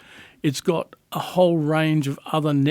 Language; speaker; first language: English; native; English